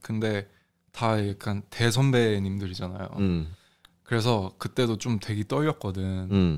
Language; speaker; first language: Korean; early bilingual, heritage; Korean